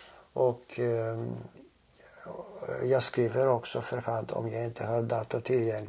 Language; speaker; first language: Swedish; non-native, fluent; Greek